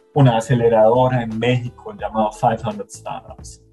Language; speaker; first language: Spanish; non-native, fluent; German